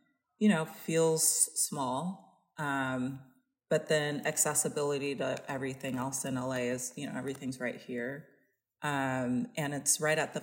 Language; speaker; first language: English; native; English